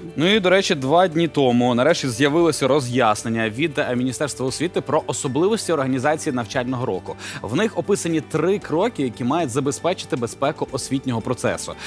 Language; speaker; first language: Ukrainian; native; Ukrainian